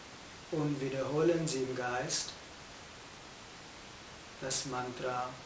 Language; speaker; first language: German; non-native, fluent; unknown